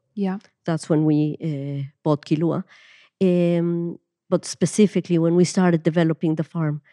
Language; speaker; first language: English; non-native, fluent; Spanish